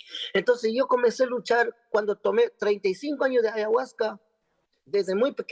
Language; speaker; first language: Spanish; non-native, local second language; Quechua